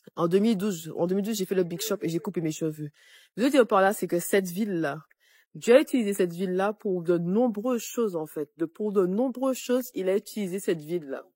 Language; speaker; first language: French; native; French